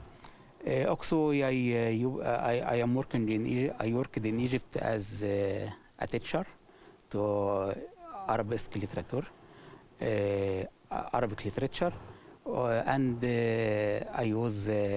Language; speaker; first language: English; non-native, learner; Arabic